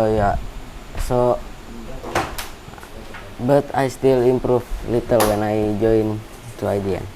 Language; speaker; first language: English; non-native, learner; Indonesian